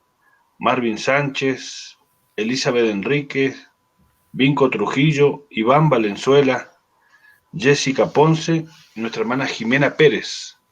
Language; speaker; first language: Spanish; native; Spanish